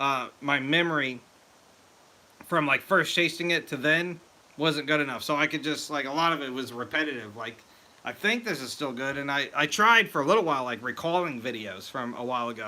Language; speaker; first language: English; native; English